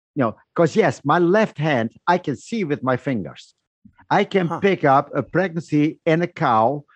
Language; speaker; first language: English; non-native, fluent; Dutch